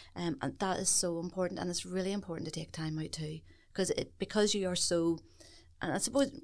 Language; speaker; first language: English; native; English